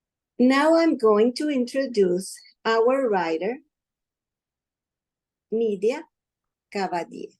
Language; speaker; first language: English; non-native, learner; Spanish